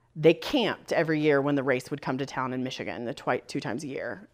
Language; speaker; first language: English; native; English